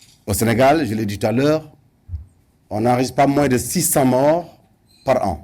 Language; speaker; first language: French; non-native, local second language; Wolof